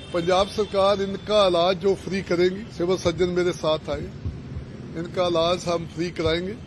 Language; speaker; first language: Hindi; non-native, local second language; Punjabi